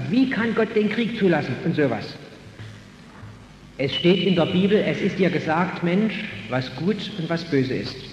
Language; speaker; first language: German; native; German